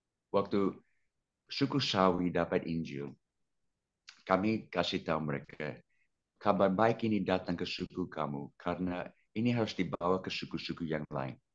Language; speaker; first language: Indonesian; non-native, fluent; English